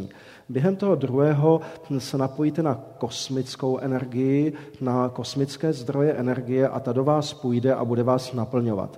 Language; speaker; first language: Czech; native; Czech